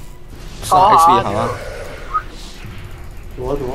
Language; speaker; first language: Chinese; native; Chinese